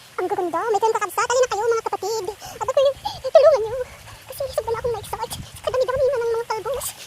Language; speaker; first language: Filipino; non-native, local second language; Iloko